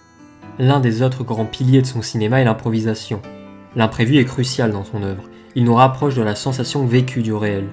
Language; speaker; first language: French; native; French